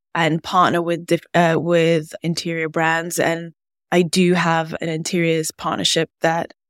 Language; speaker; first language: English; native; English